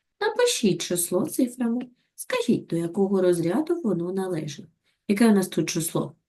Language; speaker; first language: Ukrainian; native; Ukrainian